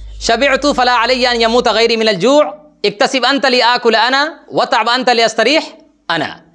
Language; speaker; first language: Arabic; non-native, fluent; Urdu